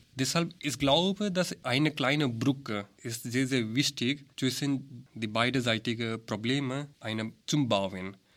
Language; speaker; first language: German; non-native, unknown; Hindi